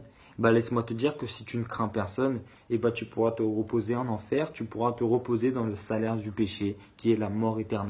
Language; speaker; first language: French; native; French